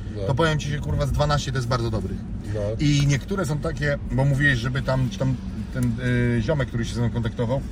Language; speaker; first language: Polish; native; Polish